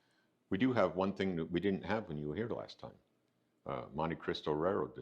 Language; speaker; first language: English; native; English